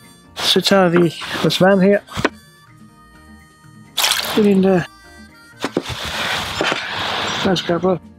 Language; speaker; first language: Danish; non-native, learner; Swahili